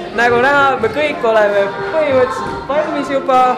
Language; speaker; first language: Estonian; native; Estonian